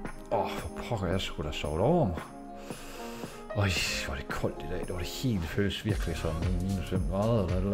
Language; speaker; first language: Danish; native; Danish